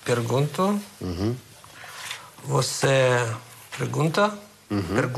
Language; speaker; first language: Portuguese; non-native, learner; Russian